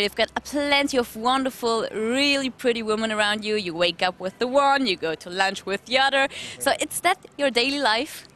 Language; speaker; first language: English; non-native, fluent; German